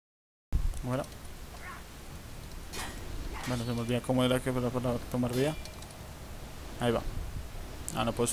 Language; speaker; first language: Spanish; native; Spanish